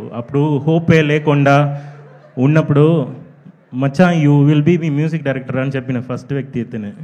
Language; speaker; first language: Telugu; non-native, fluent; Tamil